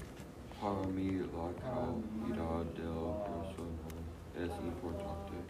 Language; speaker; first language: Spanish; non-native, learner; English